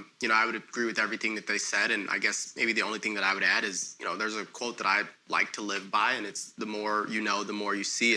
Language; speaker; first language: English; native; English